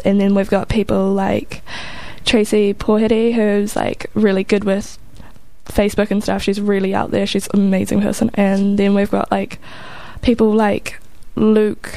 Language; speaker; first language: English; native; English